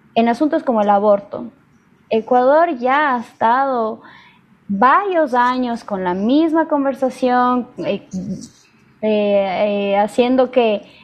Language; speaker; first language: Spanish; native; Spanish